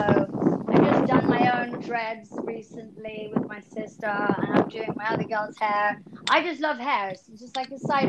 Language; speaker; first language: English; native; English